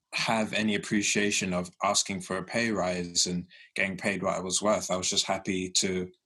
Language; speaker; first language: English; early bilingual, other home language; Yoruba